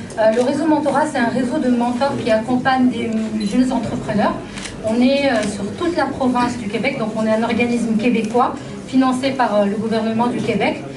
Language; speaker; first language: French; non-native, local second language; Arabic